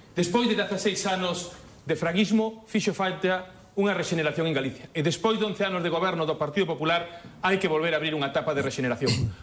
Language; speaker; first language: Galician; native; Galician